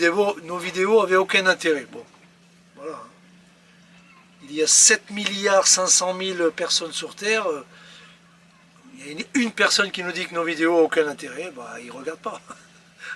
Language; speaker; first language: French; native; French